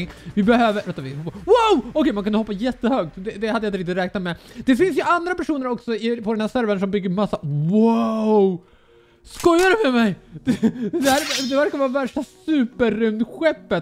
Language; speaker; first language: Swedish; native; Swedish